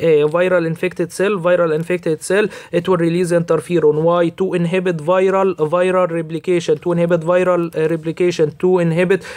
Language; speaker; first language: English; non-native, fluent; Arabic